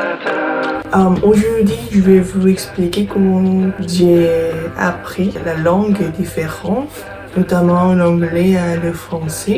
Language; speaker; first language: French; non-native, fluent; Korean